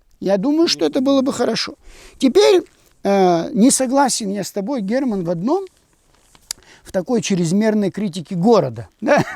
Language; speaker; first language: Russian; non-native, local second language; Abkhazian